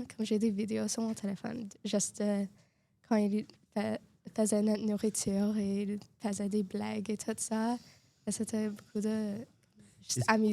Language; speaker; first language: French; non-native, local second language; English